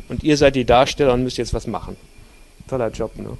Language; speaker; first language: German; native; German